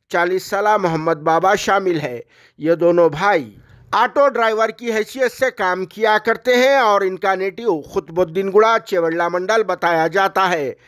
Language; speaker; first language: Hindi; non-native, local second language; Urdu